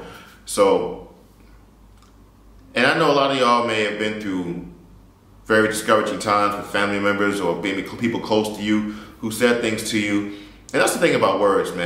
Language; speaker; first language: English; native; English